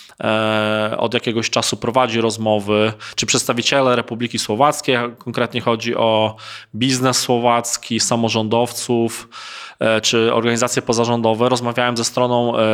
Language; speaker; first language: Polish; native; Polish